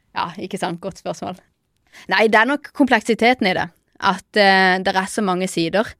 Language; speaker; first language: Norwegian; native; Norwegian